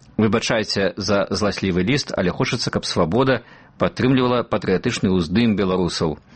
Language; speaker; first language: Belarusian; native; Belarusian